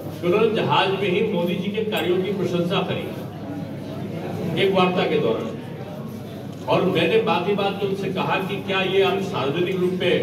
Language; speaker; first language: Hindi; native; Hindi